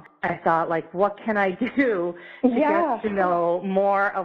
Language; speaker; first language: English; native; English